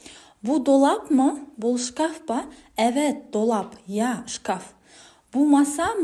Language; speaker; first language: Turkish; non-native, fluent; Kazakh